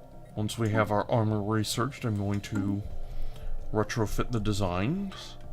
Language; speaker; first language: English; native; English